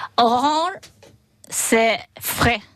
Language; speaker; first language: French; non-native, learner; Chinese